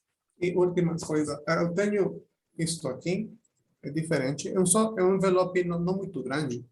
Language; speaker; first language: Portuguese; non-native, fluent; Spanish